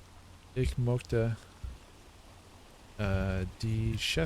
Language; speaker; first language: German; non-native, learner; English